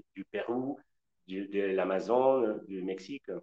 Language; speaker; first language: French; non-native, learner; Spanish